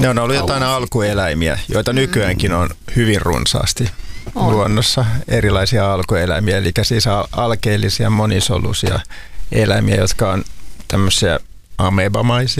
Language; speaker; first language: Finnish; native; Finnish